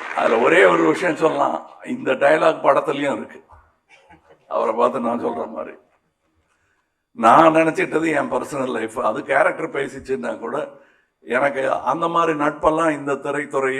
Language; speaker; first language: Tamil; native; Tamil